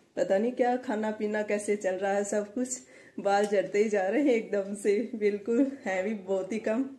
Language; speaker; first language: Hindi; native; Hindi